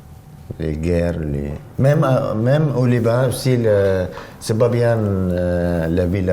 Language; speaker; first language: French; non-native, learner; Arabic